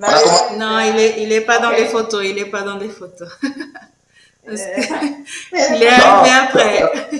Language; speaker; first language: French; non-native, fluent; Portuguese